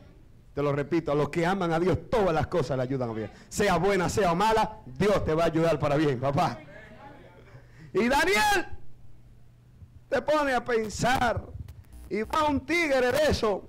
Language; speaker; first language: Spanish; native; Spanish